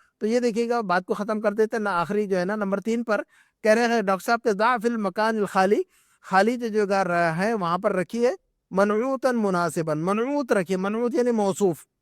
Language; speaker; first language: Urdu; native; Urdu